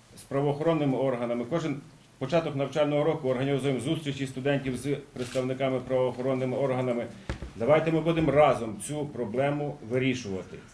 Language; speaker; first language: Ukrainian; native; Ukrainian